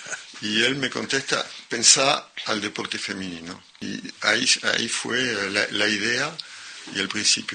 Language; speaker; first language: Spanish; non-native, local second language; French